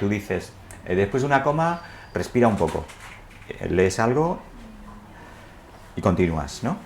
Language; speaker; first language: Spanish; native; Spanish